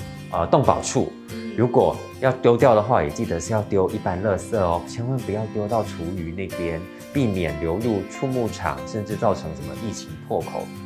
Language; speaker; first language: Chinese; native; Chinese